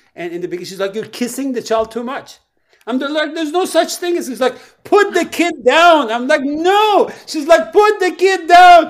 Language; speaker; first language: English; non-native, fluent; Persian